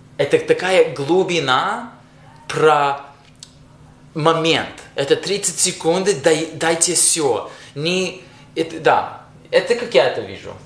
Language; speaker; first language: Russian; non-native, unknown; English